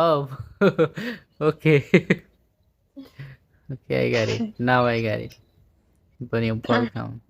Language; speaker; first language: English; non-native, fluent; Bangla